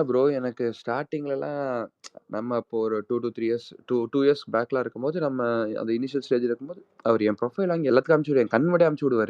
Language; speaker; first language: Tamil; native; Tamil